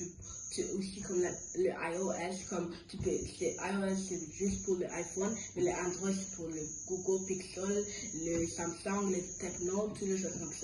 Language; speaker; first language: French; early bilingual, other home language; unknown